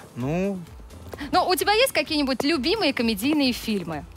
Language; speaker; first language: Russian; native; Russian